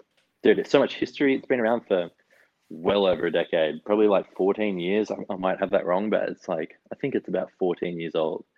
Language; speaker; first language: English; native; English